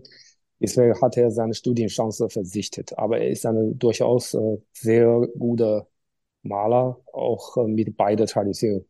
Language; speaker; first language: German; non-native, fluent; Chinese